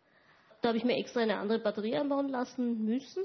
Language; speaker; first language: German; native; German